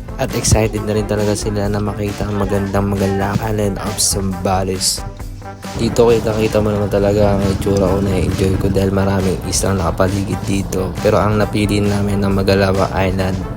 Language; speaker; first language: Filipino; native; Filipino